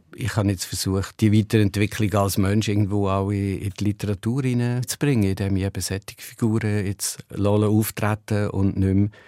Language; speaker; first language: German; native; German